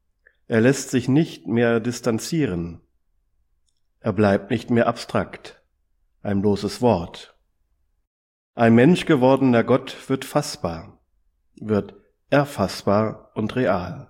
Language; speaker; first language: German; native; German